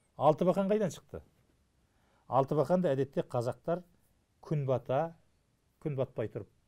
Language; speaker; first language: Kazakh; native; Kazakh